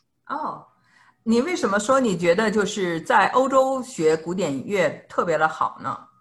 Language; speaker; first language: Chinese; native; Chinese